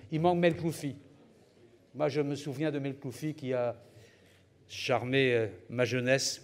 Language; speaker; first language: French; native; French